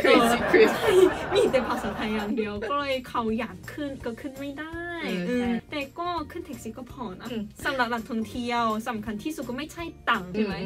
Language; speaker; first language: Thai; non-native, learner; Korean